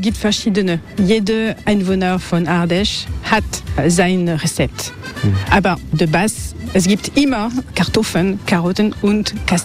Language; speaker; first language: German; non-native, learner; French